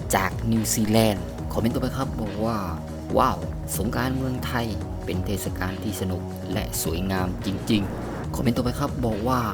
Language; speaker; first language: Thai; native; Thai